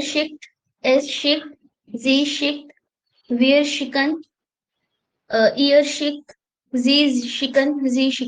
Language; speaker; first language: German; non-native, learner; Hindi